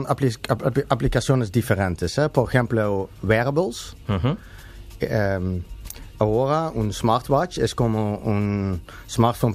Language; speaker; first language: Spanish; non-native, learner; Dutch